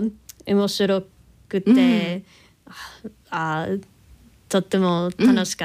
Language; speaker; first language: Japanese; non-native, learner; English